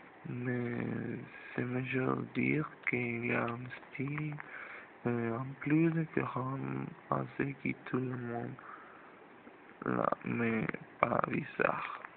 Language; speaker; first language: French; non-native, learner; Spanish